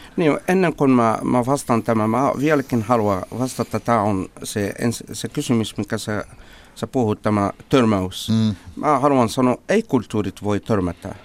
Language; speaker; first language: Finnish; non-native, fluent; Arabic